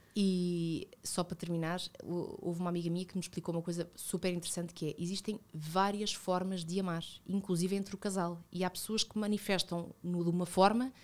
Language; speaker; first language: Portuguese; early bilingual, other home language; Spanish